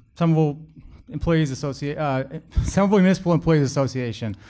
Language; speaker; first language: English; native; English